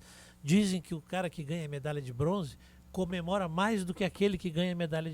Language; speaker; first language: Portuguese; native; Portuguese